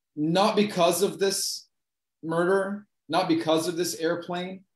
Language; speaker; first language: English; native; English